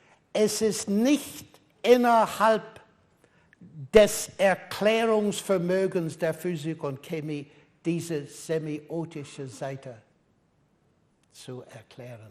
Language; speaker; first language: German; non-native, fluent; English